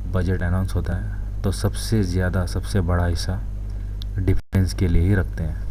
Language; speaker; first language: Urdu; non-native, local second language; Kannada